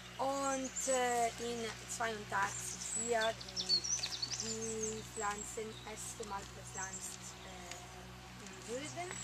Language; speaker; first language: German; non-native, learner; Italian